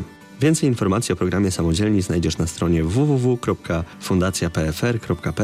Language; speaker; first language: Polish; native; Polish